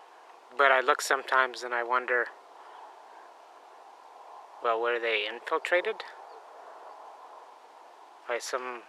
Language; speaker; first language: English; native; English